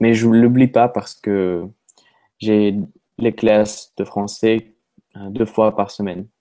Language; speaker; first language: French; non-native, fluent; Russian